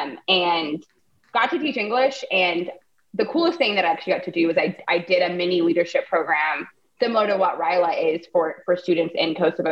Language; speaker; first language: English; native; English